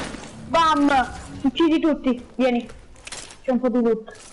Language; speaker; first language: Italian; native; Italian